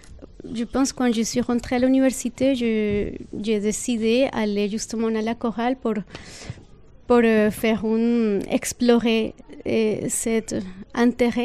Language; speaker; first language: French; non-native, fluent; Spanish